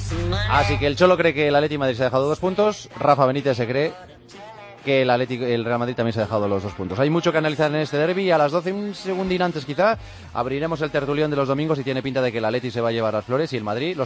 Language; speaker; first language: Spanish; native; Spanish